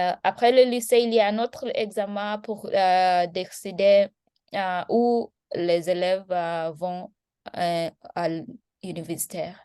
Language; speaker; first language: French; non-native, learner; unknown